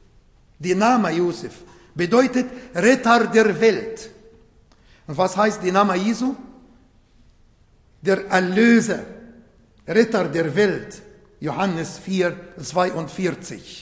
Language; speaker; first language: German; non-native, fluent; Arabic